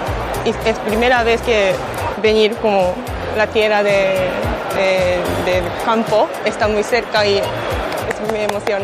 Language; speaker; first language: Spanish; non-native, learner; Japanese